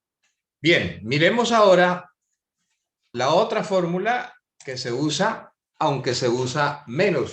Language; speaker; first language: Spanish; native; Spanish